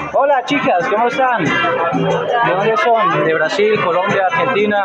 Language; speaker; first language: Spanish; native; Spanish